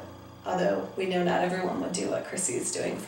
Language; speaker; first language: English; native; English